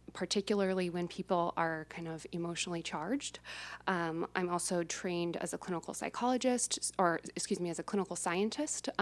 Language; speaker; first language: English; native; English